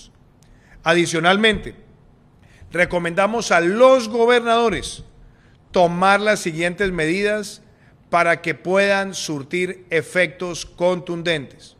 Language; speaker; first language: Spanish; native; Spanish